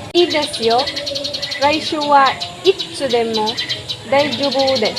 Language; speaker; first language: Japanese; non-native, learner; Filipino